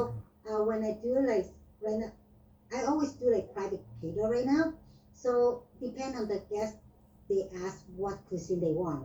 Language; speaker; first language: English; non-native, learner; Vietnamese